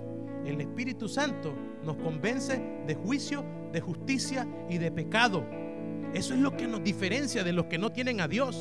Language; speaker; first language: Spanish; native; Spanish